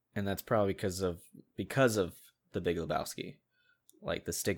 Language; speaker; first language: English; native; English